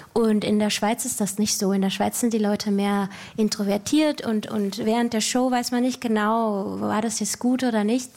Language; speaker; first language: German; native; German